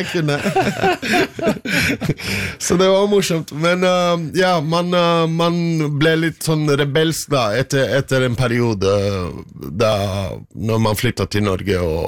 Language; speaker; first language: Norwegian; non-native, fluent; English